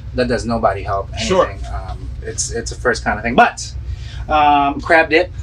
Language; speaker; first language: English; early bilingual, other home language; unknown